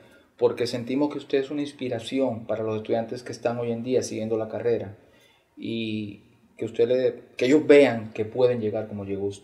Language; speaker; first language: Spanish; native; Spanish